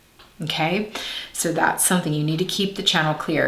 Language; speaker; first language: English; native; English